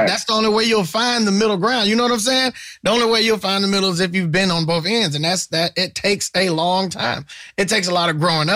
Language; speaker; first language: English; native; English